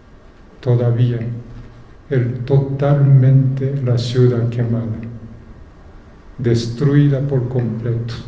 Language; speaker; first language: Spanish; non-native, fluent; Japanese